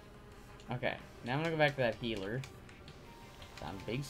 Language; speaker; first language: English; native; English